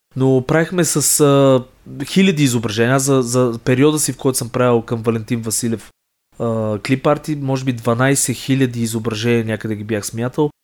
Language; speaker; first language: Bulgarian; native; Bulgarian